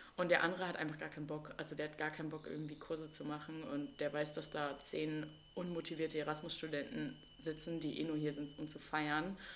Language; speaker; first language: German; native; German